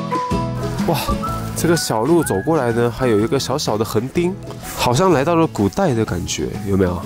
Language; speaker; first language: Chinese; native; Chinese